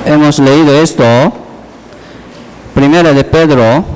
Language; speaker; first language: Spanish; non-native, learner; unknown